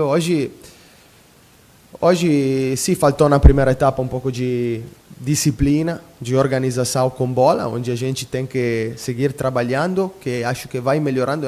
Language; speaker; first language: Portuguese; non-native, fluent; Italian